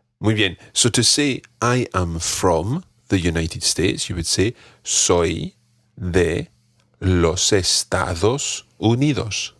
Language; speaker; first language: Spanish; non-native, fluent; English